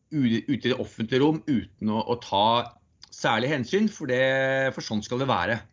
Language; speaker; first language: Norwegian; native; Norwegian